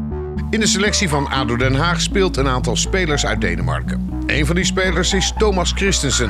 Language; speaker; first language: Dutch; native; Dutch